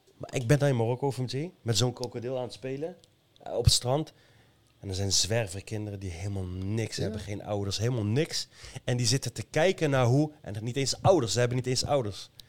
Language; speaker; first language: Dutch; early bilingual, other home language; Arabic